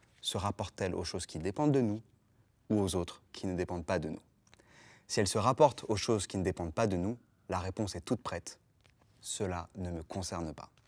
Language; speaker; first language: French; native; French